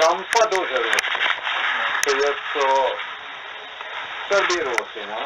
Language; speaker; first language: Polish; non-native, learner; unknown